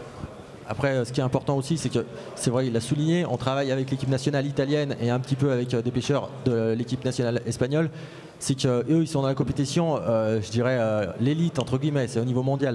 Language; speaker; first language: French; native; French